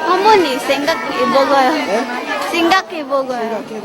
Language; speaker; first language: Korean; native; Korean